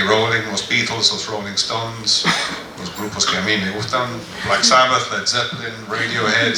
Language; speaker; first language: Spanish; non-native, fluent; English